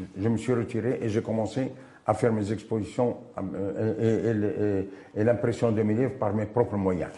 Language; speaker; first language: French; non-native, local second language; Arabic